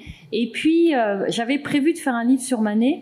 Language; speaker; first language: French; native; French